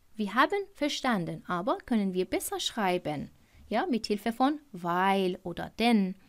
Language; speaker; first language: German; non-native, fluent; Persian